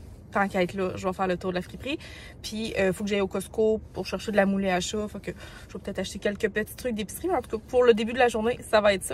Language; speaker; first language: French; native; French